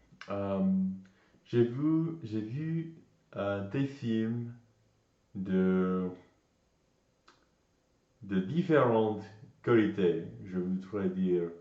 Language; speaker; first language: French; non-native, learner; English